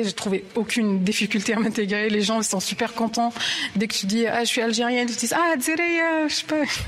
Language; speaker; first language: French; non-native, local second language; Arabic